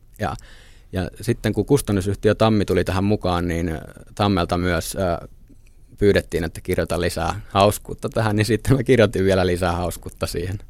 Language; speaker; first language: Finnish; native; Finnish